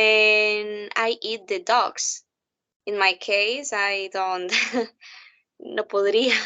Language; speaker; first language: English; non-native, learner; Spanish